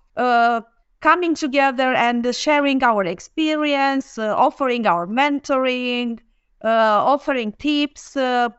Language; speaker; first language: English; non-native, fluent; Romanian